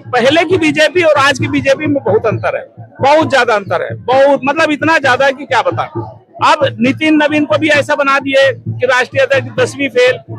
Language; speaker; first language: Hindi; native; Hindi